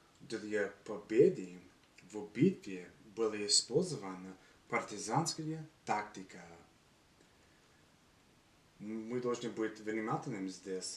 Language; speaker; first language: Russian; non-native, learner; English